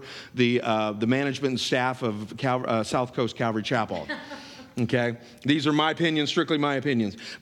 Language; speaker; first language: English; native; English